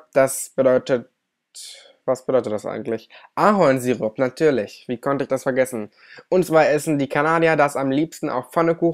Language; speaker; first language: German; native; German